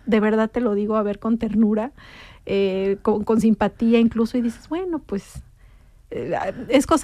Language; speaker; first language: Spanish; native; Spanish